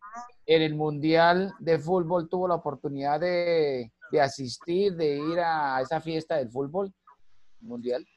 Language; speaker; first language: Spanish; native; Spanish